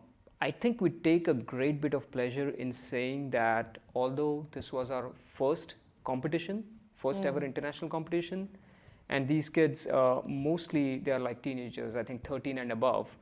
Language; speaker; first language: English; early bilingual, other home language; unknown